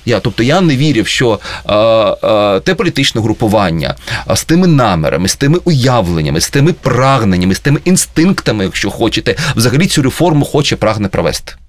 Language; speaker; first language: Ukrainian; native; Ukrainian